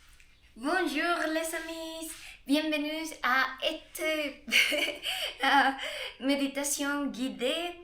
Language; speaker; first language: French; non-native, learner; Spanish